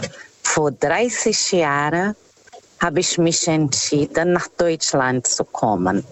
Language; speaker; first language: German; non-native, fluent; Portuguese